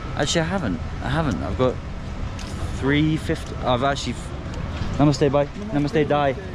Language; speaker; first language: English; native; English